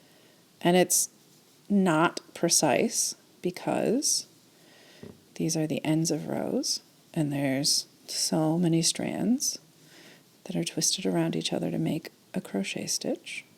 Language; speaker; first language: English; native; English